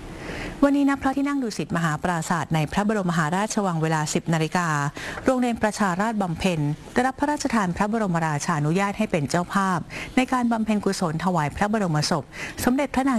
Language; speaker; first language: Thai; native; Thai